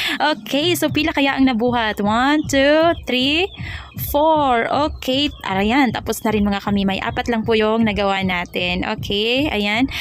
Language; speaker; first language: Filipino; non-native, local second language; Cebuano